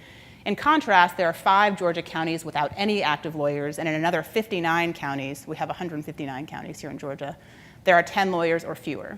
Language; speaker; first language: English; native; English